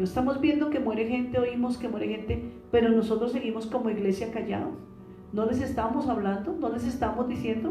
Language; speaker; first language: Spanish; native; Spanish